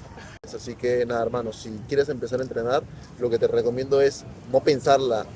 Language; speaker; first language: Spanish; native; Spanish